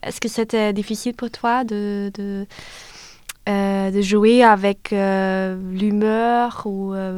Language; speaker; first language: French; non-native, fluent; German